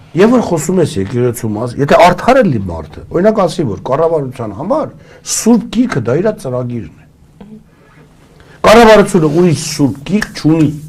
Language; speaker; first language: Armenian; early bilingual, other home language; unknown